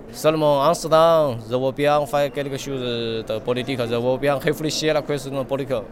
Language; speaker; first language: French; non-native, fluent; Chinese